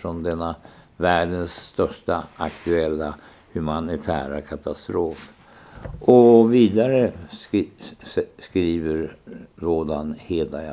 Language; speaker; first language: Swedish; native; Swedish